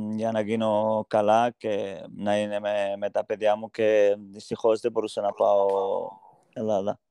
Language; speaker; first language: Greek; non-native, fluent; Portuguese